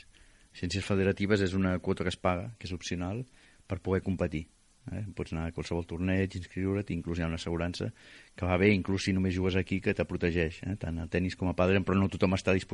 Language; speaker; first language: Catalan; native; Catalan